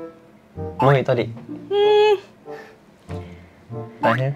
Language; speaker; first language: Japanese; non-native, learner; Vietnamese